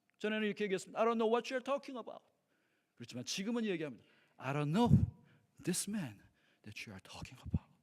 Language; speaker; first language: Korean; native; Korean